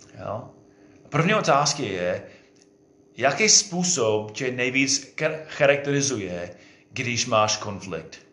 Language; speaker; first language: Czech; non-native, fluent; English